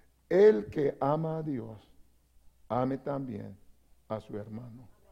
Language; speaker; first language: Spanish; non-native, learner; English